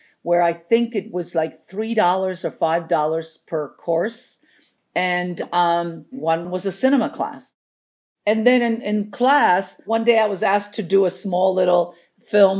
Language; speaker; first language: English; non-native, fluent; Spanish